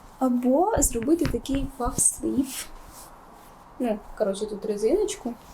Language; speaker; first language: Ukrainian; native; Ukrainian